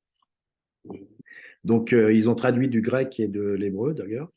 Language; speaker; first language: French; native; French